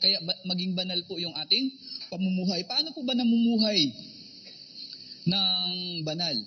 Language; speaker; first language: Filipino; native; Filipino